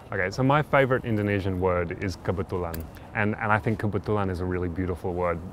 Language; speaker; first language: English; early bilingual, other home language; Indonesian